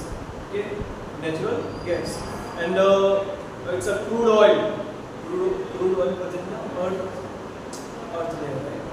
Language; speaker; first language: English; non-native, local second language; Hindi